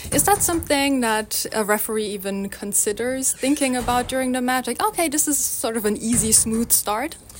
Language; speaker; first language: English; non-native, fluent; German